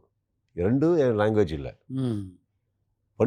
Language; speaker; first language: Tamil; non-native, learner; Kannada